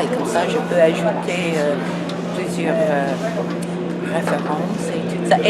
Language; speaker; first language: French; non-native, fluent; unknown